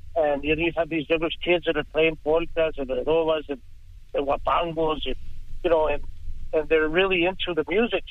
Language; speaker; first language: English; early bilingual, other home language; Spanish